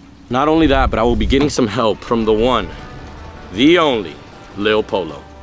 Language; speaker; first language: English; early bilingual, other home language; Spanish